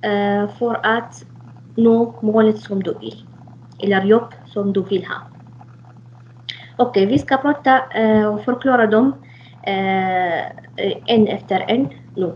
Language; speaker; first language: Swedish; non-native, fluent; Arabic